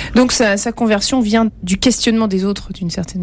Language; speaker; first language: French; native; French